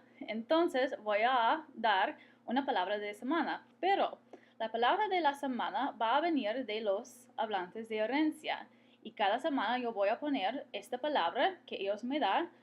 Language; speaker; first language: Spanish; non-native, fluent; English